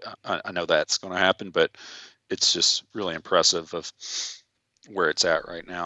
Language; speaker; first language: English; native; English